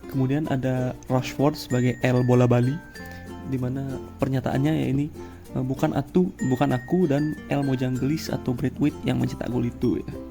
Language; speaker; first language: Indonesian; native; Indonesian